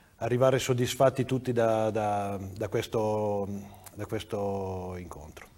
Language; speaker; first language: Italian; native; Italian